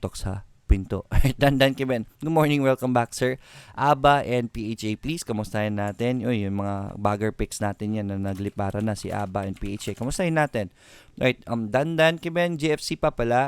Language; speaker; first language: Filipino; native; Filipino